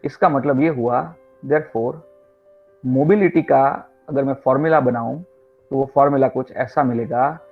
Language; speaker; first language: Hindi; non-native, local second language; Gujarati